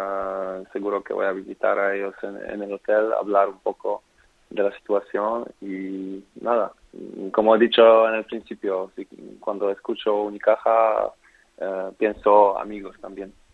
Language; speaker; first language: Spanish; non-native, fluent; Polish